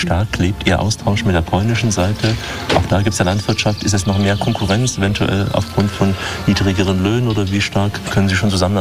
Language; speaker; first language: German; native; German